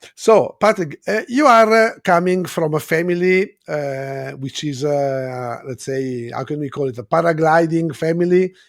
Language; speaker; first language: English; non-native, fluent; Italian